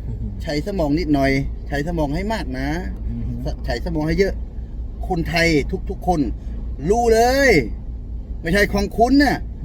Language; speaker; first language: Thai; non-native, fluent; Khmer